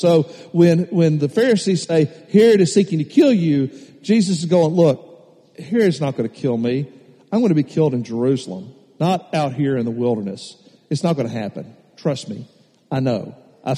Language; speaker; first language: English; native; English